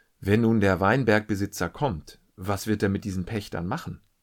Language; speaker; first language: German; native; German